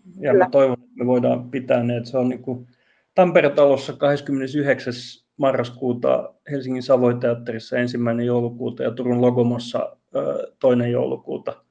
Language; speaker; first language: Finnish; non-native, local second language; Swedish